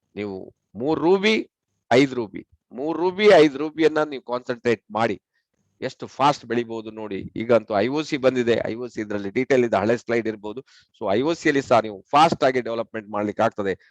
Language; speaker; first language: Kannada; non-native, local second language; Tulu